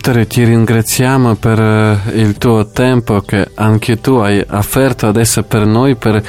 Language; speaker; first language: Italian; non-native, fluent; Ukrainian